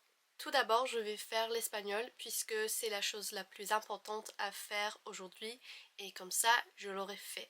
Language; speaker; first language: French; non-native, fluent; English